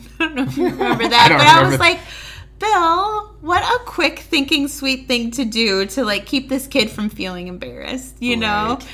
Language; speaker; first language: English; native; English